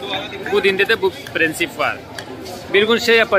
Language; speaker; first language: Turkish; non-native, fluent; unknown